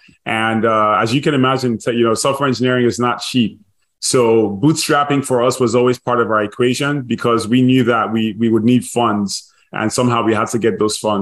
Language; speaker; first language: English; non-native, local second language; Igbo